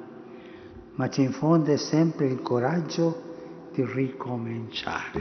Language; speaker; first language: Italian; early bilingual, heritage; Spanish